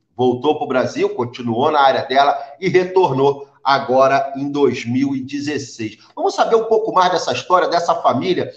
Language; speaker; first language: Portuguese; native; Portuguese